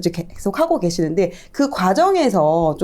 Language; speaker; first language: Korean; native; Korean